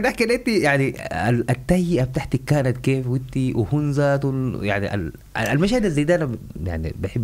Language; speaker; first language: Arabic; native; Arabic